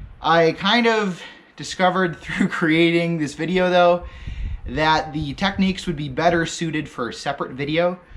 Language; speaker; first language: English; native; English